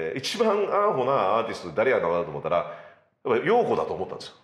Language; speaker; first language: Japanese; native; Japanese